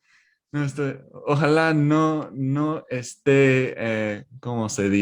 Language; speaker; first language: Spanish; non-native, learner; English